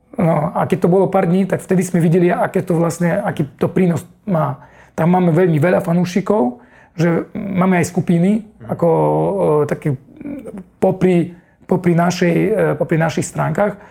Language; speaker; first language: Slovak; non-native, fluent; Russian